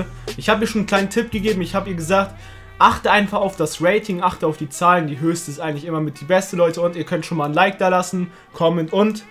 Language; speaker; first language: German; early bilingual, other home language; Turkish